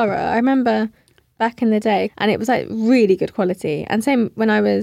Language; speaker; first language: English; native; English